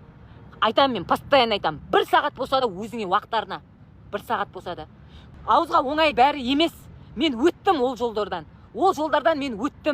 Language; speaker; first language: Kazakh; native; Kazakh